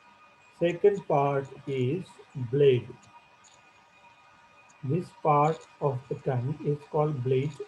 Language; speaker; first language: English; non-native, local second language; Marathi